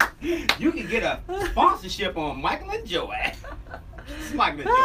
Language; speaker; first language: English; native; English